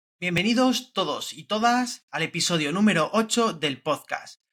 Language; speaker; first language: Spanish; native; Spanish